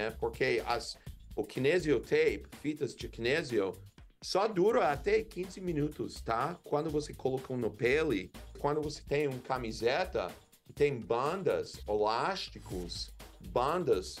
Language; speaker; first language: Portuguese; non-native, learner; English